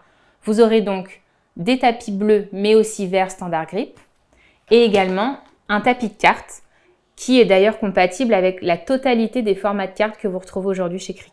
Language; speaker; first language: French; native; French